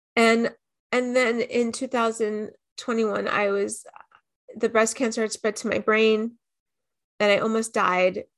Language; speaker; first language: English; native; English